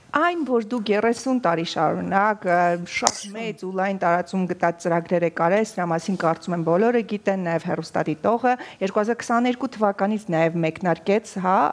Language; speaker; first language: Armenian; native; Armenian